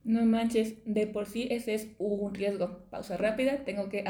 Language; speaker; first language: Spanish; native; Spanish